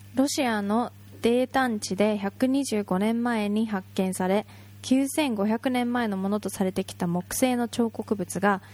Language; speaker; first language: Japanese; native; Japanese